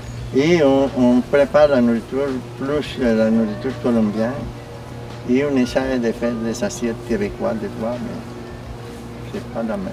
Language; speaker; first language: French; non-native, learner; Spanish